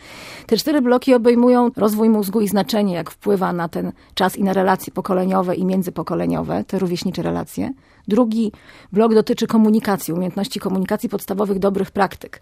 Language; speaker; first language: Polish; native; Polish